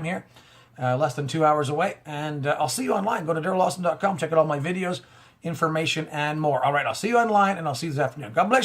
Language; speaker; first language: English; native; English